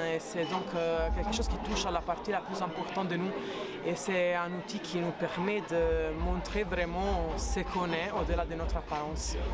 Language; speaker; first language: French; non-native, fluent; Italian